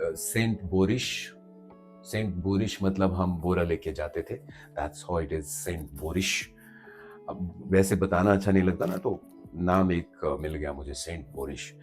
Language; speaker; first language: Hindi; native; Hindi